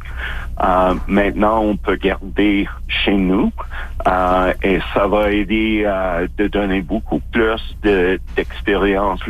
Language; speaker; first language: French; non-native, fluent; English